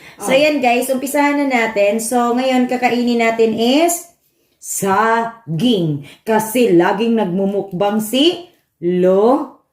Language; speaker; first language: Filipino; non-native, local second language; Cebuano